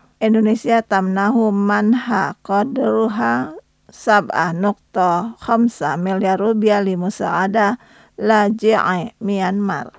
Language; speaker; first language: Arabic; non-native, fluent; Indonesian